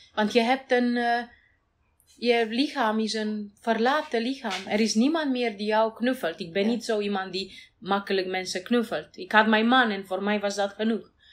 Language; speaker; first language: Dutch; non-native, fluent; Romanian